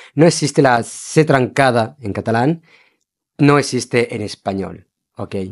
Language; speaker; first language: Spanish; non-native, fluent; Portuguese